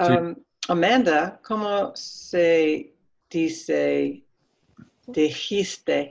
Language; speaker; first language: Spanish; non-native, learner; English